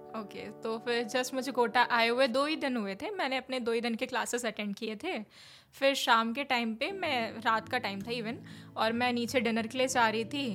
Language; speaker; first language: Hindi; native; Hindi